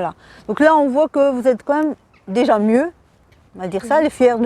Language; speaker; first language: French; native; French